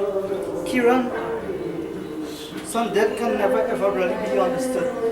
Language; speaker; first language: English; native; English